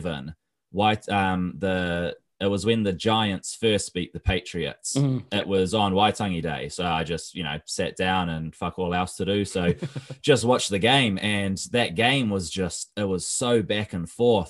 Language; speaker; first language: English; native; English